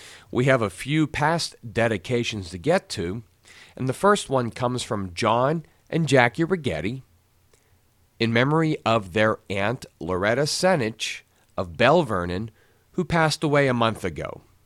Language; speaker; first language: English; native; English